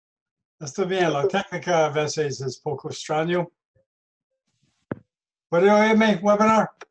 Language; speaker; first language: Spanish; non-native, learner; English